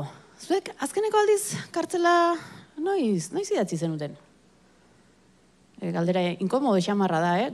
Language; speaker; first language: Basque; native; Basque